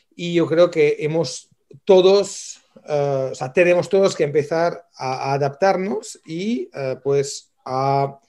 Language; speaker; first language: Spanish; non-native, fluent; French